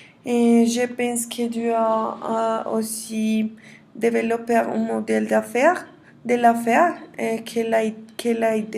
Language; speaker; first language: French; non-native, learner; Spanish